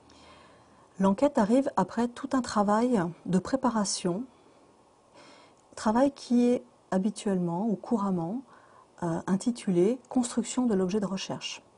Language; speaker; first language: French; native; French